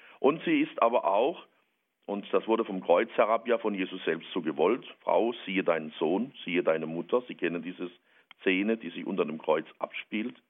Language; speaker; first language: German; native; German